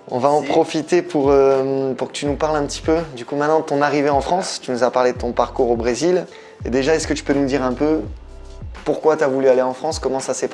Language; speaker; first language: French; native; French